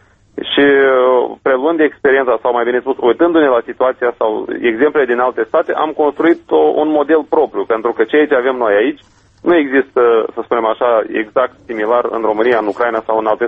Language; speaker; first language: Romanian; native; Romanian